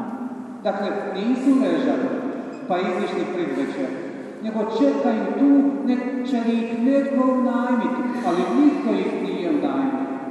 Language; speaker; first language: Serbian; native; Serbian